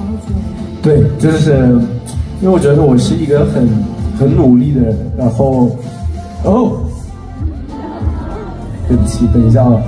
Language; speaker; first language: Chinese; non-native, fluent; Thai